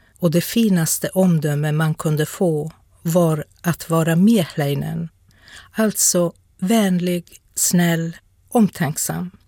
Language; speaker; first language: Swedish; non-native, local second language; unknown